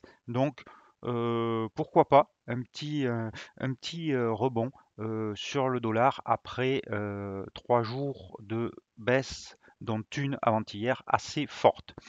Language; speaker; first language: French; native; French